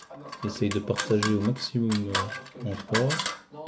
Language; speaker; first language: French; native; French